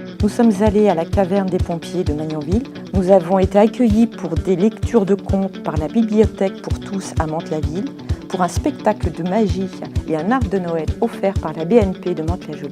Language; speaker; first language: French; native; French